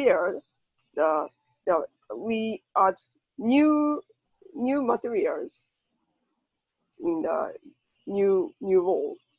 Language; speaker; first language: English; non-native, learner; Japanese